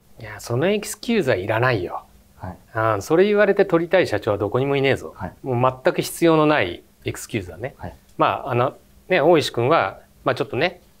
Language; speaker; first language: Japanese; native; Japanese